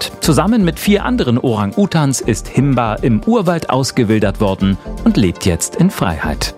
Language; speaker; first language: German; native; German